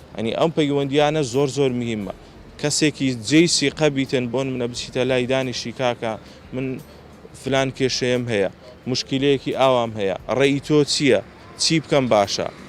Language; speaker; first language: Central Kurdish; native; Central Kurdish